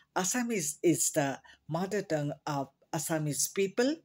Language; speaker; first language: English; non-native, local second language; Assamese